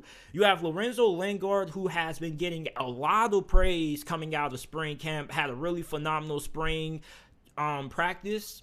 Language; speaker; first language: English; native; English